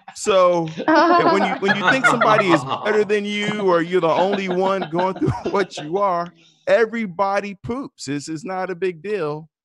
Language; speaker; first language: English; native; English